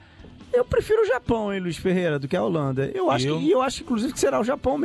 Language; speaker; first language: Portuguese; native; Portuguese